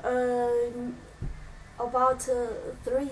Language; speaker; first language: English; non-native, fluent; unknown